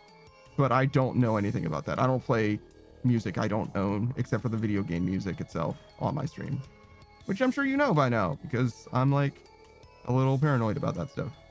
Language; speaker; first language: English; native; English